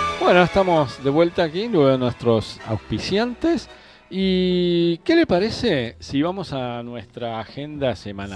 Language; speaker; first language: Spanish; native; Spanish